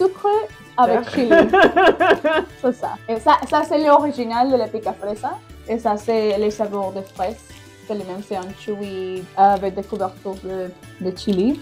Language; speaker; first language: French; non-native, learner; Spanish